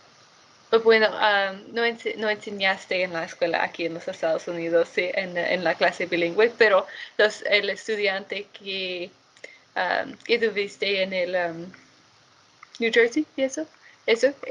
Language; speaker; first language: Spanish; non-native, fluent; English